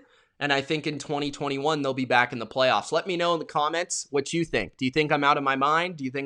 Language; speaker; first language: English; native; English